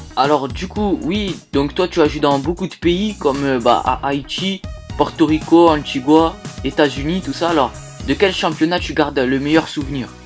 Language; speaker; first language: French; native; French